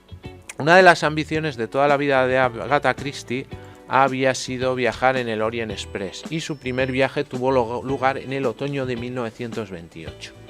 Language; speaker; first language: Spanish; native; Spanish